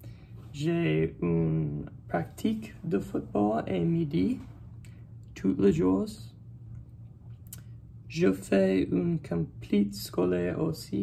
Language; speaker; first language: French; non-native, learner; English